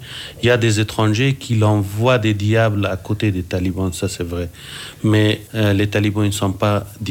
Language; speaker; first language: French; non-native, fluent; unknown